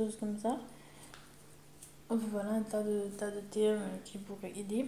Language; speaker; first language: French; native; French